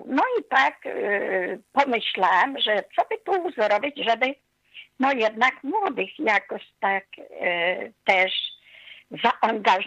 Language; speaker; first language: Polish; non-native, fluent; Hungarian